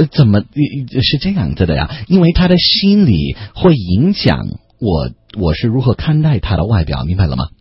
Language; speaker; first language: Chinese; non-native, fluent; English